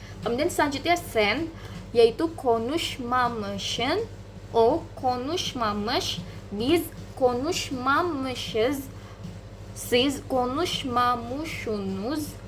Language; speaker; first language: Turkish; non-native, learner; Indonesian